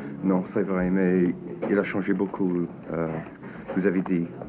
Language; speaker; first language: French; non-native, fluent; English